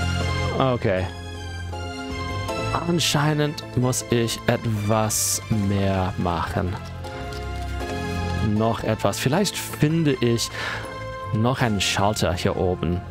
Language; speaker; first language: German; non-native, fluent; English